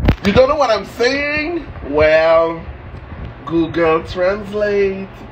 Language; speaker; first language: English; non-native, fluent; French